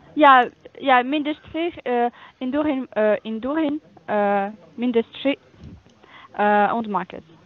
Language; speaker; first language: German; non-native, fluent; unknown